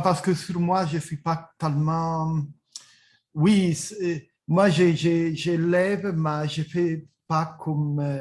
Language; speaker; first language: French; non-native, fluent; Italian